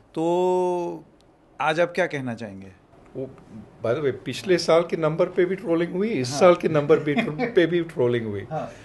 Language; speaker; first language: Hindi; non-native, local second language; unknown